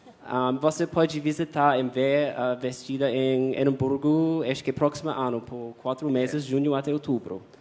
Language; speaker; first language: Portuguese; non-native, fluent; English